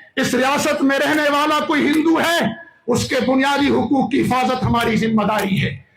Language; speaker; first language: Urdu; non-native, local second language; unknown